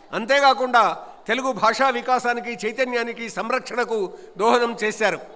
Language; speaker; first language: Telugu; native; Telugu